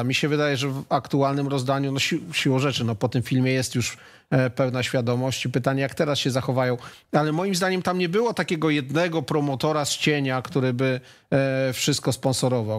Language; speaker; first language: Polish; native; Polish